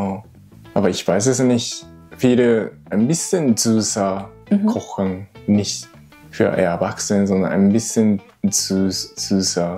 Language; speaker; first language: German; non-native, learner; Japanese